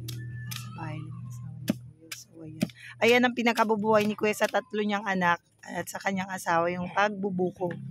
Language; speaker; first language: Filipino; non-native, local second language; Bikol